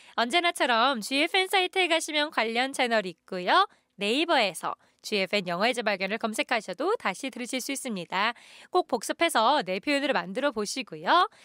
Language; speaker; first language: Korean; native; Korean